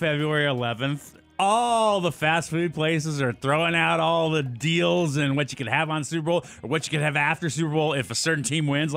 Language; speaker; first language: English; native; English